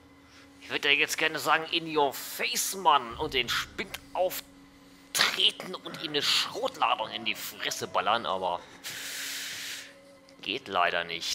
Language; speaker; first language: German; native; German